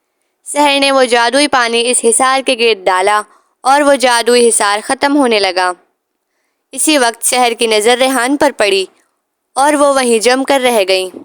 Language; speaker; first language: Urdu; native; Urdu